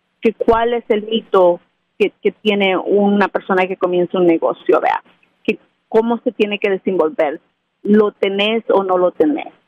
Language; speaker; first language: Spanish; native; Spanish